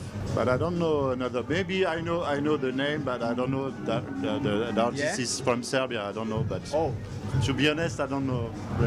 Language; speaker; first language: English; non-native, learner; French